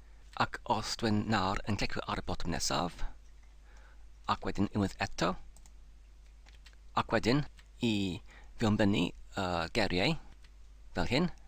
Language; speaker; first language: Welsh; non-native, learner; English